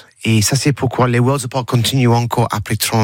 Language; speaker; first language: French; non-native, learner; English